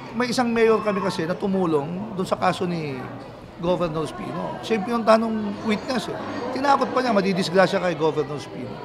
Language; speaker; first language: Filipino; non-native, local second language; Pangasinan